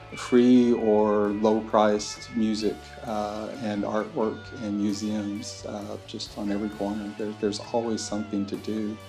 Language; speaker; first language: English; native; English